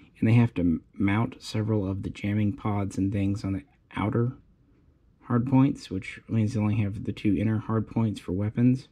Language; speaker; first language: English; native; English